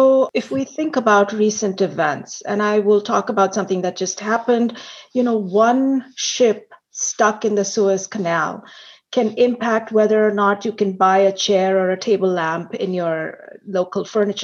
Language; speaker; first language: English; non-native, local second language; Hindi